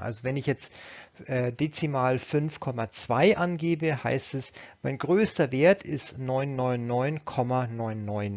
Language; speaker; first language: German; native; German